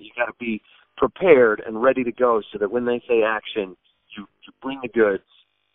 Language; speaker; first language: English; native; English